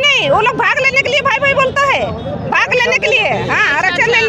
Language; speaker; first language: Hindi; non-native, local second language; Santali